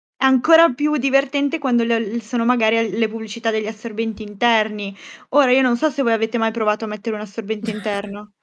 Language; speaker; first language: Italian; native; Italian